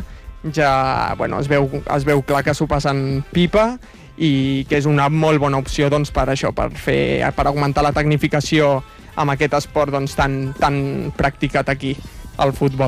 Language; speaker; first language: Catalan; native; Catalan